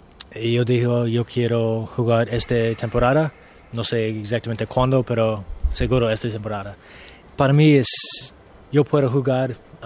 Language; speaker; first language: Spanish; non-native, learner; English